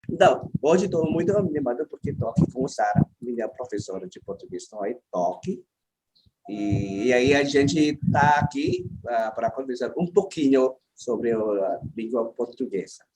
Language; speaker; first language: Portuguese; non-native, learner; Filipino